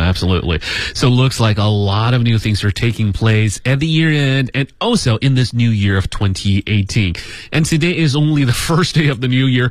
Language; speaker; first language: English; native; English